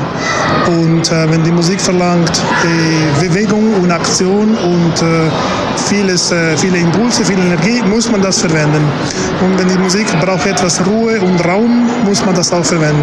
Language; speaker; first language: German; non-native, fluent; Spanish